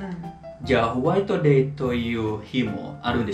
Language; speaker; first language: Japanese; non-native, fluent; Indonesian